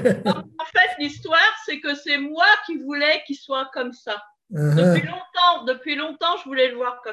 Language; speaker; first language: French; early bilingual, other home language; Vietnamese